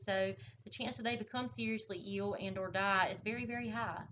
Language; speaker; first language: English; native; English